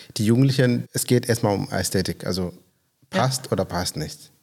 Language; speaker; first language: German; non-native, fluent; Swahili